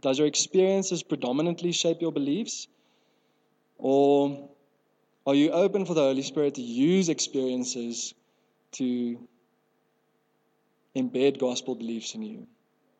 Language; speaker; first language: English; non-native, local second language; Afrikaans